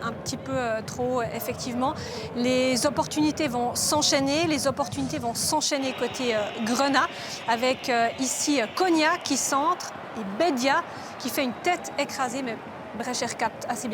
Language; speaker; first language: French; native; French